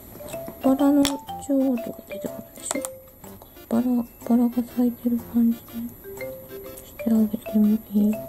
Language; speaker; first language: Japanese; native; Japanese